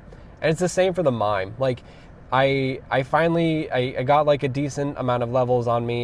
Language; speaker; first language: English; native; English